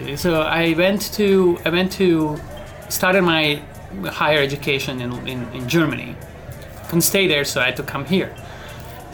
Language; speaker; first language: English; non-native, fluent; Bosnian